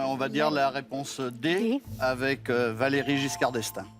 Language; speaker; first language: French; native; French